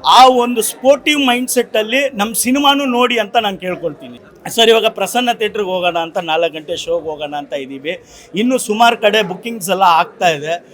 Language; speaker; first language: Kannada; native; Kannada